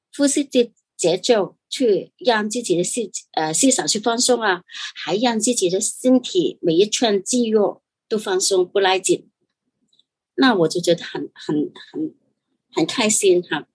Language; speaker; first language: Chinese; non-native, fluent; Cantonese